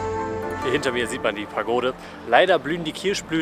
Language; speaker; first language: German; native; German